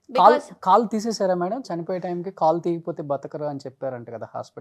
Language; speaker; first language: Telugu; native; Telugu